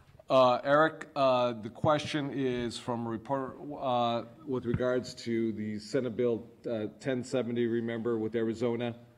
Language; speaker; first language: English; early bilingual, other home language; Spanish